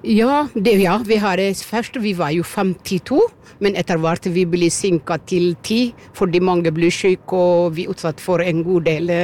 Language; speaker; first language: Norwegian; non-native, learner; Amharic